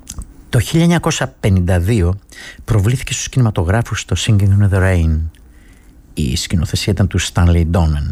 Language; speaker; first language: Greek; native; Greek